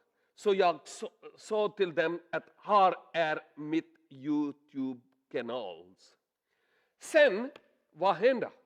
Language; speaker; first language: Swedish; non-native, learner; Urdu